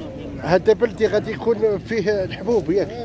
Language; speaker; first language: Arabic; native; Arabic